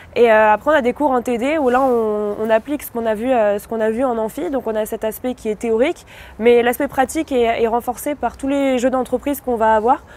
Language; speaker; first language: French; native; French